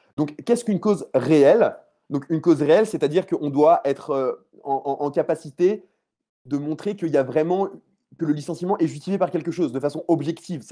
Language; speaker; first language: French; native; French